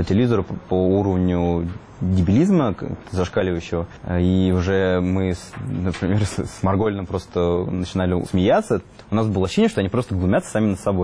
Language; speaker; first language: Russian; native; Russian